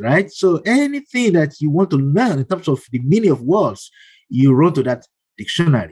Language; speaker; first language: English; non-native, local second language; Yoruba